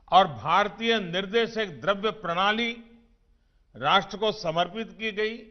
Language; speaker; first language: Hindi; non-native, local second language; Gujarati